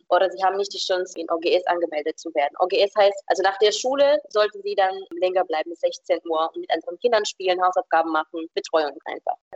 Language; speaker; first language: German; non-native, fluent; Romanian